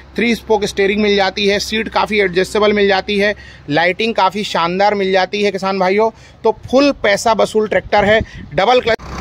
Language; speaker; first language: Hindi; native; Hindi